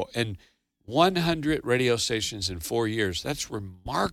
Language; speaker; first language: English; native; English